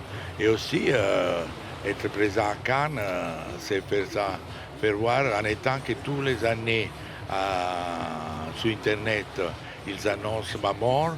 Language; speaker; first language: French; non-native, fluent; Italian